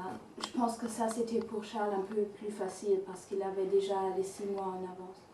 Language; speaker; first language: French; non-native, fluent; German